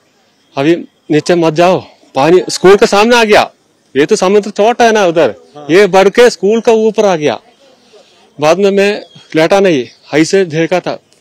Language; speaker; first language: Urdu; non-native, local second language; Malayalam